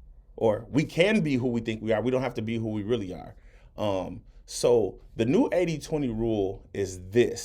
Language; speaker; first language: English; native; English